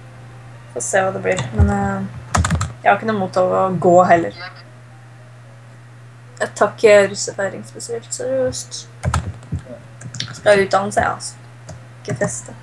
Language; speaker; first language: Norwegian; native; Norwegian